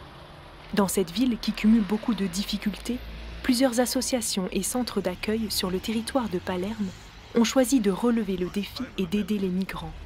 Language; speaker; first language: French; native; French